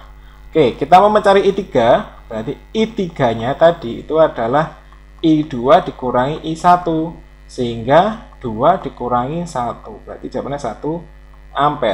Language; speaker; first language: Indonesian; native; Indonesian